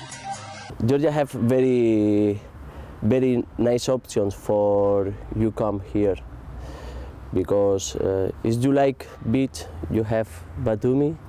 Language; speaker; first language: English; non-native, learner; Spanish